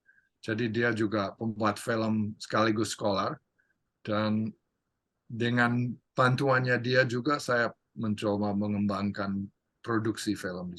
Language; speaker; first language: Indonesian; non-native, fluent; English